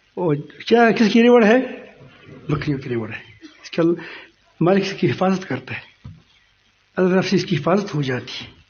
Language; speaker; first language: Urdu; non-native, local second language; Pashto